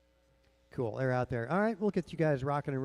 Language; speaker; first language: English; native; English